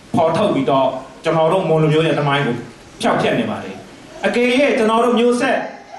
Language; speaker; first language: Burmese; non-native, local second language; Mon